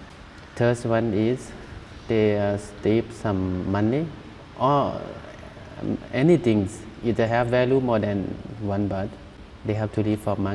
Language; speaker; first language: English; non-native, learner; Thai